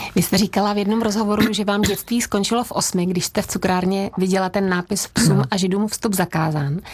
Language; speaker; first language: Czech; native; Czech